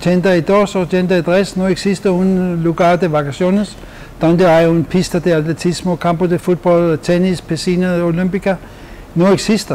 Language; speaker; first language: Spanish; non-native, fluent; Danish